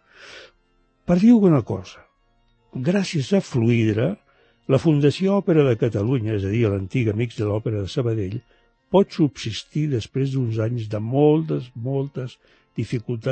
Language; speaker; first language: Catalan; native; Catalan